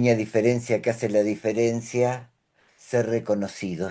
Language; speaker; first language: Spanish; native; Spanish